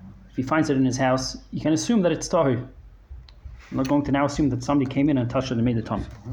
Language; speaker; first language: English; native; English